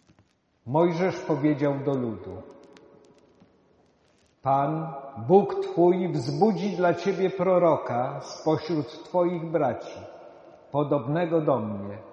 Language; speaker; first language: Polish; native; Polish